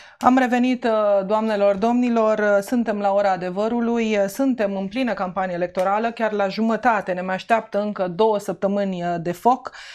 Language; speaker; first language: Romanian; native; Romanian